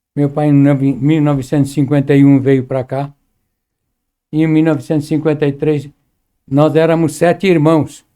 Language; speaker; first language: Portuguese; early bilingual, other home language; Arabic